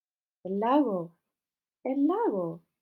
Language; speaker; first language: Spanish; non-native, fluent; English